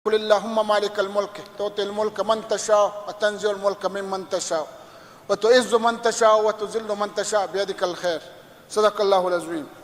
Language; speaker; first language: Urdu; non-native, local second language; Pashto